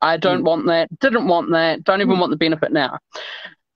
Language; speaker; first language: English; native; English